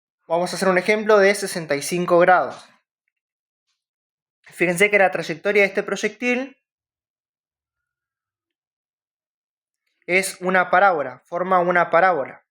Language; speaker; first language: Spanish; native; Spanish